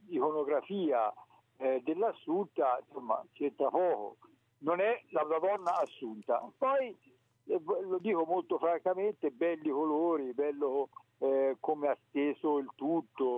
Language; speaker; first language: Italian; native; Italian